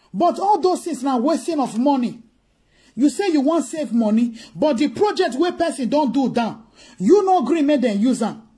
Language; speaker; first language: English; non-native, local second language; Bini